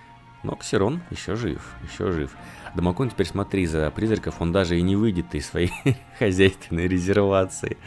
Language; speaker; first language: Russian; native; Russian